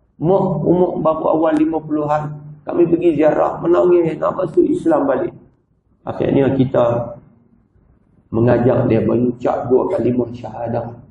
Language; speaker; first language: Malay; native; Malay